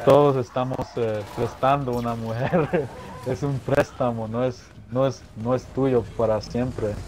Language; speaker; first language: Spanish; early bilingual, heritage; Spanish